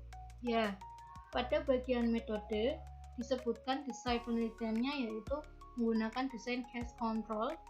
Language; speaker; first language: Indonesian; native; Indonesian